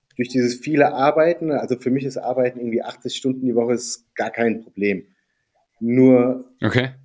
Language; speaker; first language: German; native; German